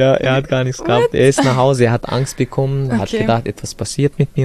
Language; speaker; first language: German; early bilingual, other home language; Chechen